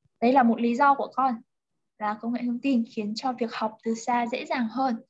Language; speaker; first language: Vietnamese; native; Vietnamese